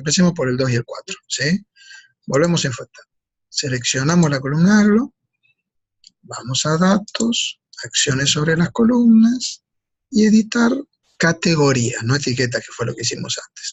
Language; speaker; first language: Spanish; native; Spanish